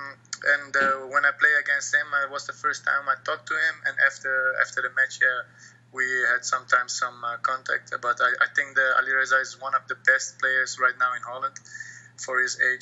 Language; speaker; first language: English; non-native, fluent; Dutch